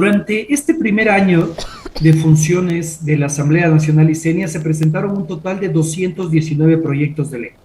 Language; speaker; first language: Spanish; native; Spanish